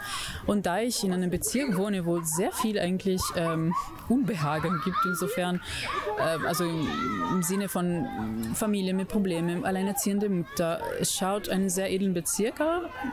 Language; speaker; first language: German; non-native, fluent; Italian